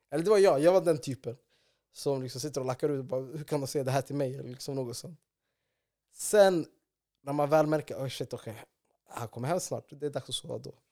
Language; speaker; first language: Swedish; early bilingual, other home language; Somali